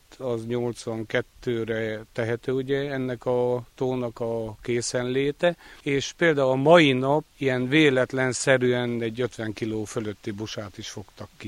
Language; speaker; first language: Hungarian; native; Hungarian